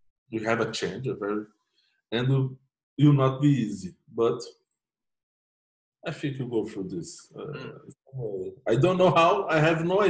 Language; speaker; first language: English; non-native, fluent; Portuguese